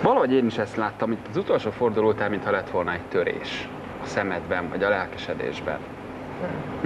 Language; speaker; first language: Hungarian; native; Hungarian